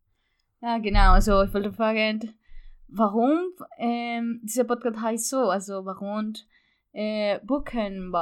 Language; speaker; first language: German; non-native, learner; Spanish